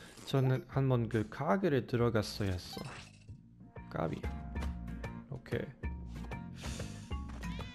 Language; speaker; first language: Korean; non-native, fluent; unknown